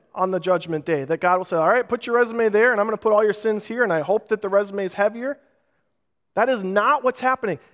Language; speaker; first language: English; native; English